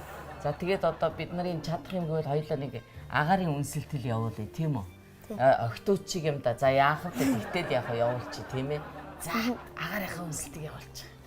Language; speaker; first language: Mongolian; native; Mongolian